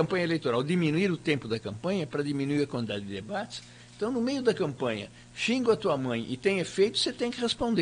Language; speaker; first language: Portuguese; native; Portuguese